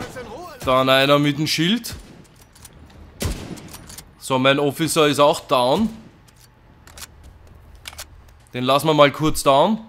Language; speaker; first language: German; native; German